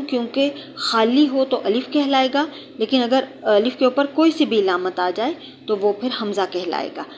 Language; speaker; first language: Urdu; native; Urdu